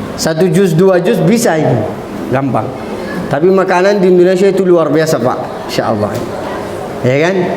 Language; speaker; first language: Malay; non-native, fluent; Arabic